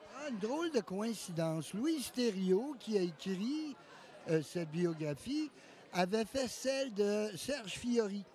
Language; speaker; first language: French; native; French